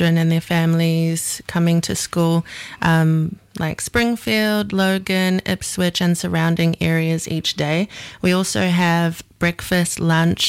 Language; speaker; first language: English; native; English